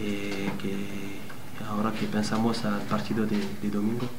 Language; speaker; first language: Spanish; non-native, learner; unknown